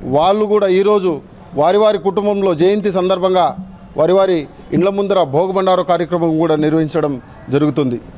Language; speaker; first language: Telugu; non-native, local second language; Lambadi